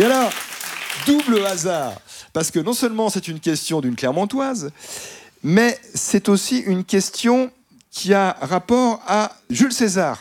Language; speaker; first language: French; native; French